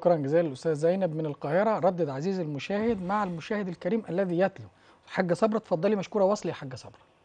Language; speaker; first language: Arabic; native; Arabic